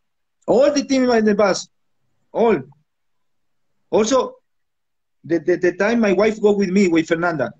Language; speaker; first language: English; non-native, learner; Spanish